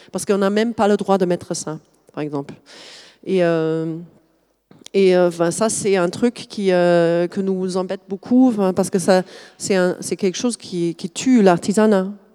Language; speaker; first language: French; non-native, fluent; German